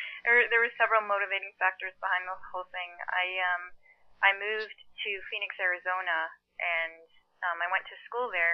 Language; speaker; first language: English; early bilingual, other home language; Chinese